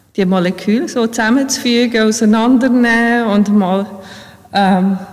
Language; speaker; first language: German; early bilingual, other home language; Bosnian